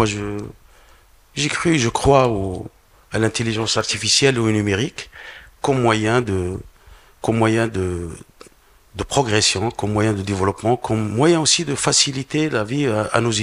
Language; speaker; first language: French; non-native, local second language; Arabic